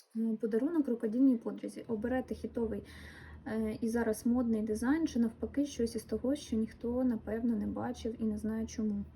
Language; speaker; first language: Ukrainian; non-native, local second language; Russian